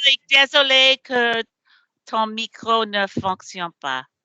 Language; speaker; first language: French; non-native, learner; English